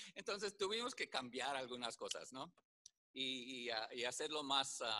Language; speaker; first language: Spanish; early bilingual, heritage; Spanish